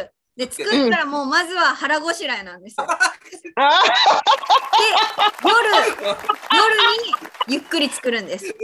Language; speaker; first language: Japanese; native; Japanese